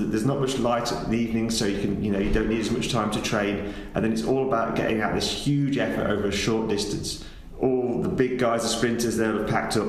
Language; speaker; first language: English; native; English